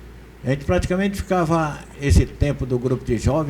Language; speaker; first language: Portuguese; native; Portuguese